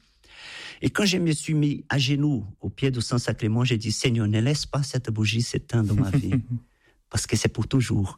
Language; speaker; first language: French; non-native, fluent; Portuguese